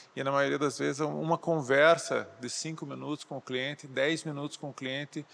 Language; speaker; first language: Portuguese; native; Portuguese